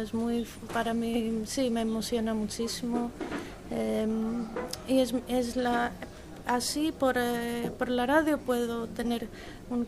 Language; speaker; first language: Spanish; non-native, fluent; Greek